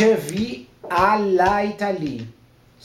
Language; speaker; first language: French; non-native, learner; Portuguese